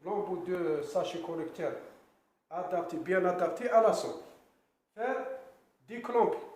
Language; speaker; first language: French; non-native, local second language; Arabic